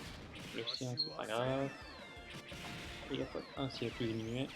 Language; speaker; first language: French; native; French